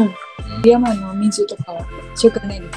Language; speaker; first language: Japanese; non-native, fluent; Indonesian